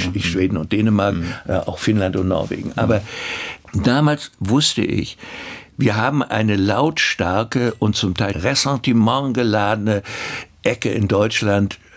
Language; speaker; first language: German; native; German